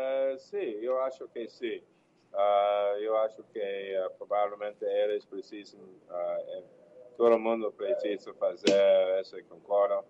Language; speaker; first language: Portuguese; non-native, learner; English